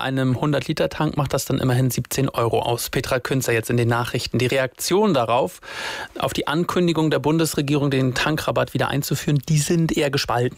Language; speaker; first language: German; native; German